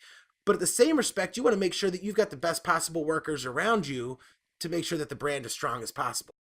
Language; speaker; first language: English; native; English